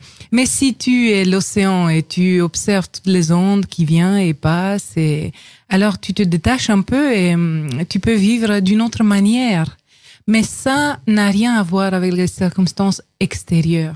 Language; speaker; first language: French; non-native, fluent; Romanian